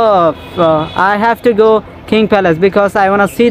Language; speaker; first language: English; non-native, learner; Bangla